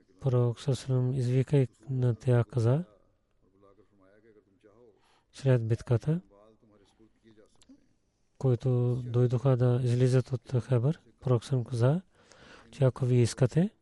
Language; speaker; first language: Bulgarian; non-native, learner; Urdu